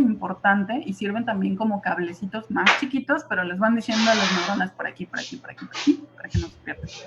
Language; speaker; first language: Spanish; native; Spanish